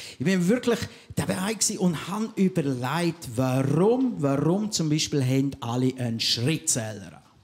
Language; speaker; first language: German; native; German